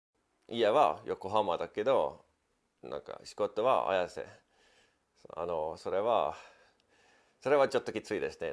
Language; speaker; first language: Japanese; non-native, fluent; Estonian